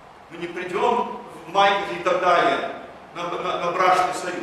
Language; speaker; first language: Russian; early bilingual, heritage; Russian